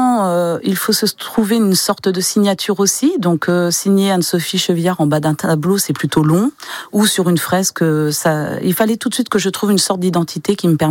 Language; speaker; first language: French; native; French